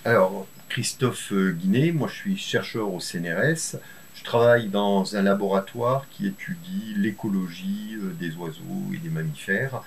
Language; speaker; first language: French; native; French